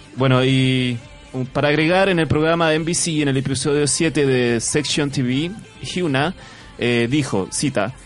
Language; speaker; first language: Spanish; non-native, fluent; Chinese